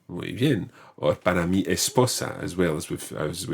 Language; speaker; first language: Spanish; non-native, fluent; English